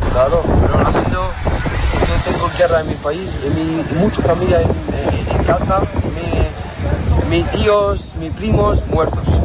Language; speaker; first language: Spanish; non-native, learner; Arabic